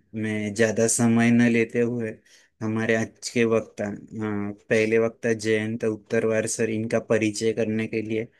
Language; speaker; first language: Hindi; non-native, local second language; Marathi